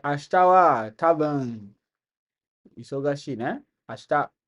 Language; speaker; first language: Japanese; non-native, learner; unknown